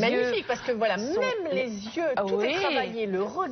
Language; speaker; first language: French; native; French